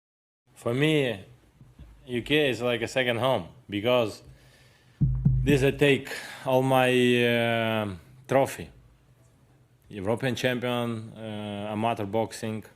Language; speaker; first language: English; non-native, learner; Ukrainian